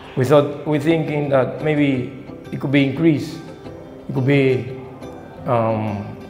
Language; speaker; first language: English; non-native, learner; Spanish